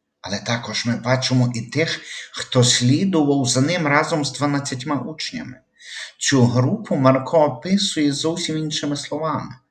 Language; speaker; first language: Ukrainian; native; Ukrainian